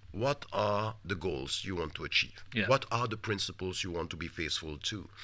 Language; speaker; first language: English; non-native, fluent; French